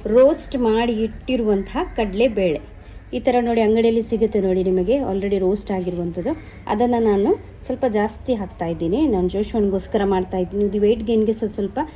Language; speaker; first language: Kannada; non-native, local second language; Konkani